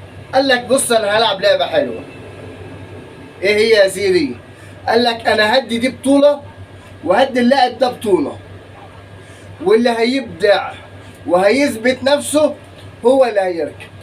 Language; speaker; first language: Arabic; native; Arabic